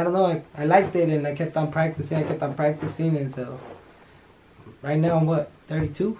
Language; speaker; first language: English; early bilingual, other home language; Spanish